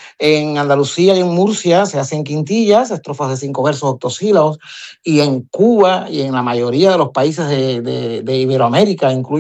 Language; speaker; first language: Spanish; native; Spanish